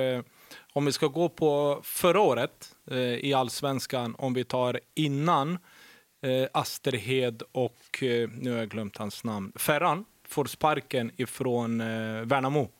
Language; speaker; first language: Swedish; native; Swedish